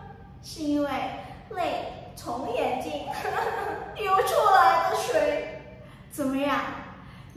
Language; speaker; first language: Chinese; non-native, learner; Indonesian